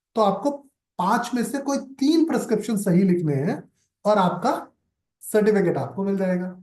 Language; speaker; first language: Hindi; native; Hindi